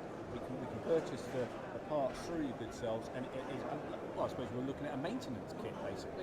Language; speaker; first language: English; native; English